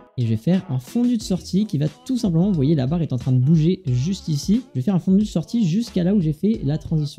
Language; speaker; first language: French; native; French